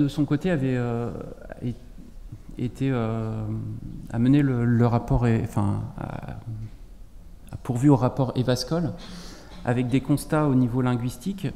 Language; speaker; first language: French; native; French